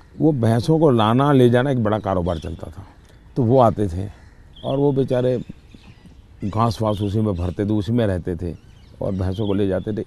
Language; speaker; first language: Hindi; non-native, local second language; Gujarati